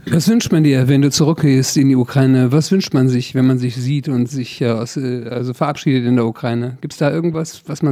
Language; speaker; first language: German; native; German